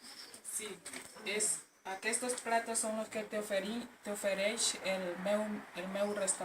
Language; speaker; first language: Catalan; non-native, learner; Spanish